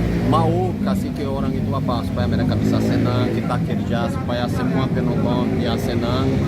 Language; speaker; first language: Indonesian; non-native, fluent; Portuguese